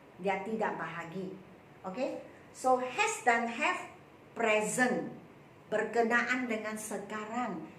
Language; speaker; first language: Malay; non-native, local second language; Chinese